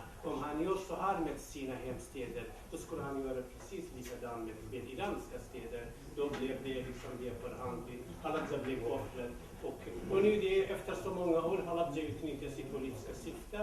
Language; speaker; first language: Swedish; non-native, learner; Kurdish